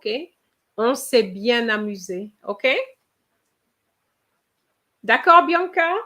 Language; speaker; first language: French; non-native, fluent; English